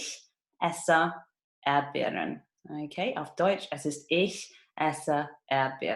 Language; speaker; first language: German; non-native, fluent; English